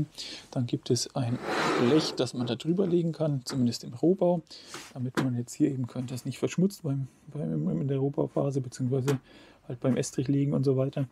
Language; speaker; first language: German; native; German